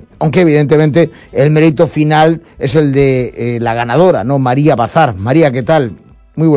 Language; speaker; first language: Spanish; native; Spanish